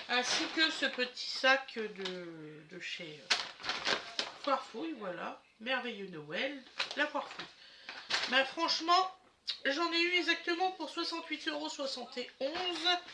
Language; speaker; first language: French; native; French